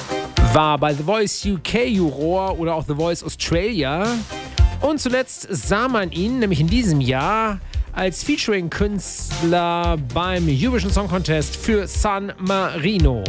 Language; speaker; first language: German; native; German